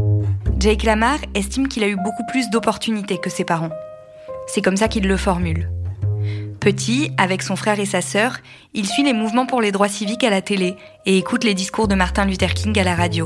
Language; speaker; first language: French; native; French